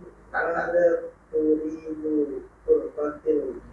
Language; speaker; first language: Arabic; non-native, learner; Indonesian